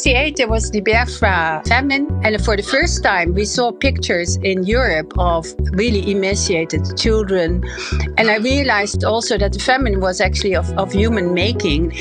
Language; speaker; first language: English; non-native, fluent; French